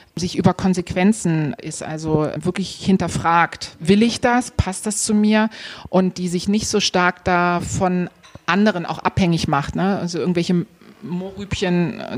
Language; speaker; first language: German; native; German